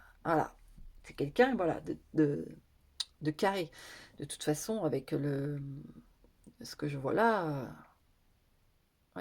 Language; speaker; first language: French; native; French